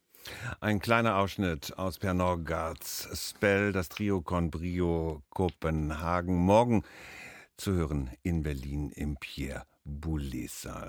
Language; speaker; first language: German; native; German